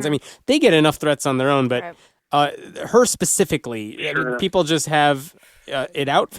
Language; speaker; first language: English; native; English